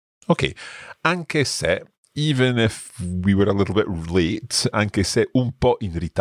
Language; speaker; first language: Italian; non-native, fluent; English